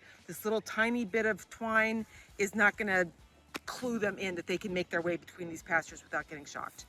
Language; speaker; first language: English; native; English